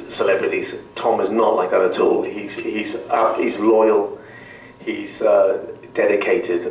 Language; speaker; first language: English; native; English